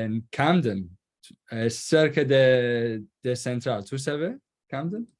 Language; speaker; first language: Spanish; non-native, learner; Kurdish